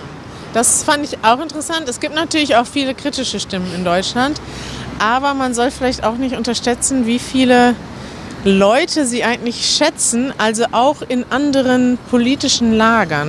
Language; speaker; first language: German; native; German